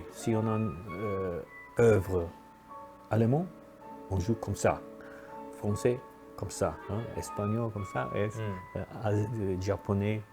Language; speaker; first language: French; non-native, fluent; German